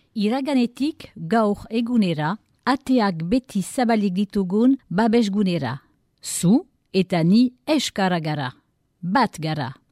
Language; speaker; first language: Basque; non-native, local second language; French